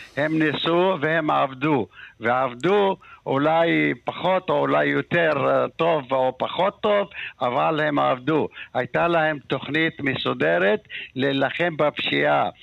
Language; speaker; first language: Hebrew; non-native, local second language; Arabic